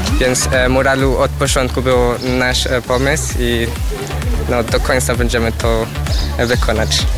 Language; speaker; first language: Polish; non-native, learner; Spanish